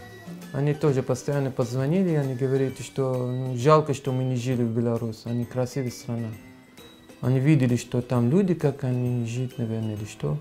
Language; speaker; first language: Russian; non-native, learner; Arabic